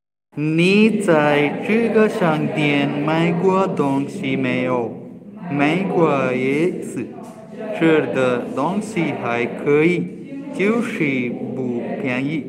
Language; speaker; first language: Chinese; non-native, learner; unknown